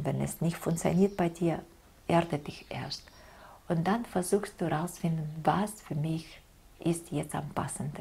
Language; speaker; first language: German; non-native, fluent; Russian